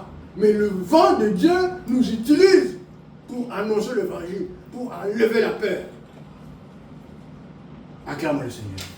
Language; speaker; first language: French; non-native, local second language; Lingala